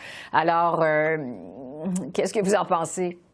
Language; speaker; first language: French; native; French